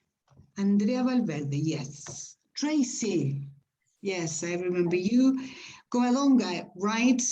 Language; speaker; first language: English; non-native, fluent; Spanish